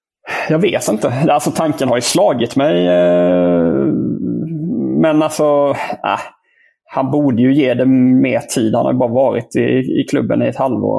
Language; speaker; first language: Swedish; native; Swedish